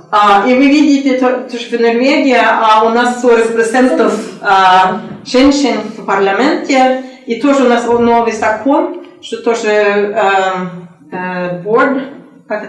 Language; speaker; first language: Russian; non-native, learner; Norwegian